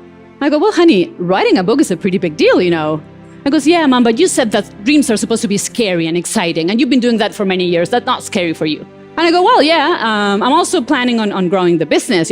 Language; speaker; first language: English; non-native, fluent; Spanish